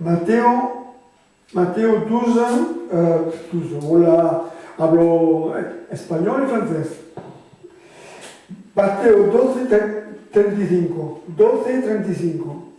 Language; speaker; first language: Spanish; non-native, fluent; French